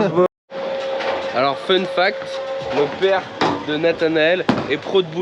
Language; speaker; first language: French; native; French